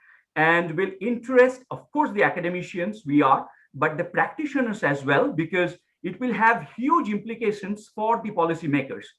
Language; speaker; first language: English; non-native, local second language; Bangla